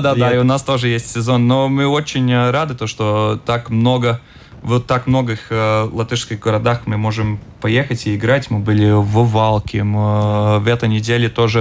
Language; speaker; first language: Russian; non-native, local second language; Latvian